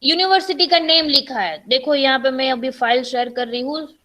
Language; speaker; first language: Hindi; non-native, local second language; Gujarati